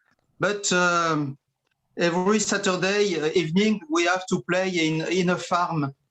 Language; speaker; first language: English; non-native, fluent; French